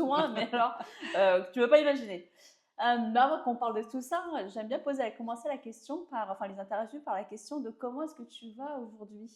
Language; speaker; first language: French; native; French